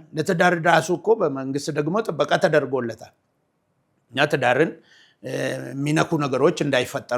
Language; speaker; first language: Amharic; non-native, local second language; Oromo